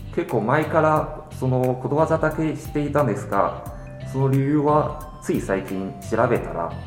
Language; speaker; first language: Japanese; non-native, fluent; Chinese